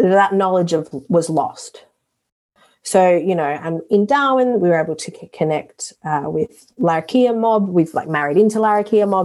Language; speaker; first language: English; native; English